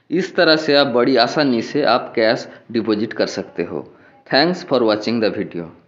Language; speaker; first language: Hindi; non-native, local second language; Bangla